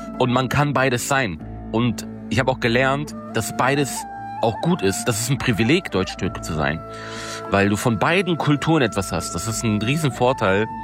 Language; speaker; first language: German; native; German